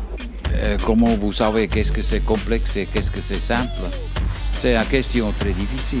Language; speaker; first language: French; non-native, fluent; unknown